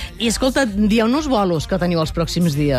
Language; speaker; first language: Catalan; native; Catalan